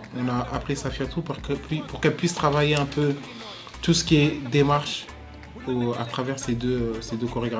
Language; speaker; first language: French; native; French